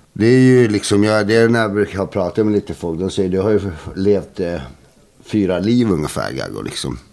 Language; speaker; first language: Swedish; early bilingual, other home language; Bosnian